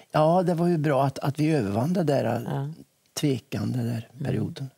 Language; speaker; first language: Swedish; native; Swedish